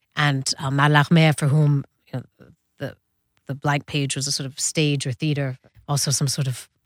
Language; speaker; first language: English; early bilingual, other home language; Dutch